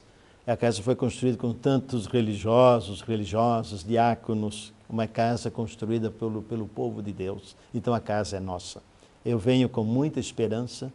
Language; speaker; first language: Portuguese; native; Portuguese